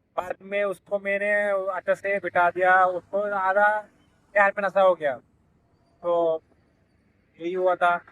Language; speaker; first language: Hindi; non-native, local second language; Telugu